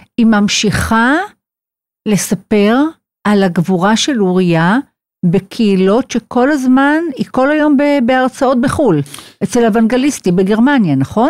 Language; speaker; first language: Hebrew; native; Hebrew